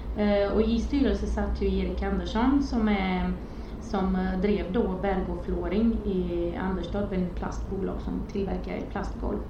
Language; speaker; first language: Swedish; non-native, fluent; Romanian